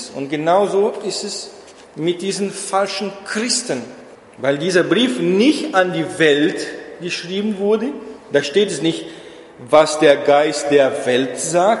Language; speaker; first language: German; non-native, fluent; Portuguese